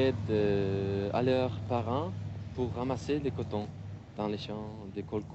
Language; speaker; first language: French; non-native, learner; Uzbek